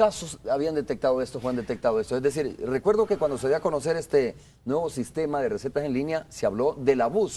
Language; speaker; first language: Spanish; native; Spanish